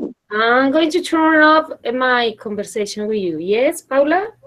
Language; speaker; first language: English; non-native, learner; Spanish